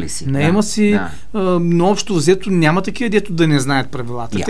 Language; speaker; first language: Bulgarian; native; Bulgarian